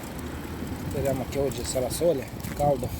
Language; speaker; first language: Italian; non-native, fluent; Romanian